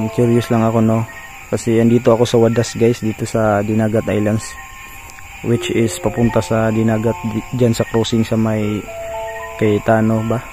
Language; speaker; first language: Filipino; non-native, local second language; Cebuano